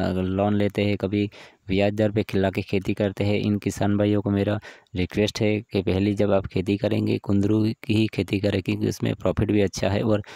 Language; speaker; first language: Hindi; non-native, local second language; Gujarati